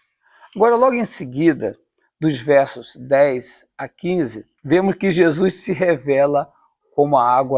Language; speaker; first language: Portuguese; native; Portuguese